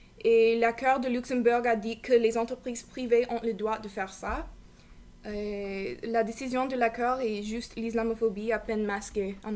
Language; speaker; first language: French; non-native, learner; English